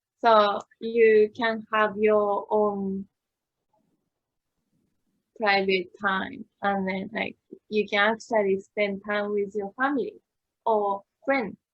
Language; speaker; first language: English; non-native, learner; Japanese